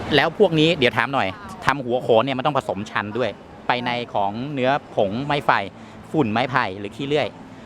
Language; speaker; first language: Thai; native; Thai